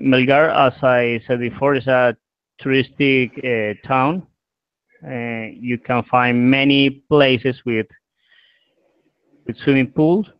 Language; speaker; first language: English; non-native, learner; Spanish